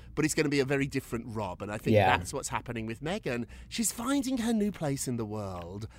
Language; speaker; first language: English; native; English